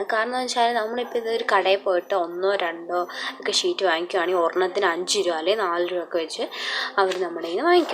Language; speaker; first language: Malayalam; native; Malayalam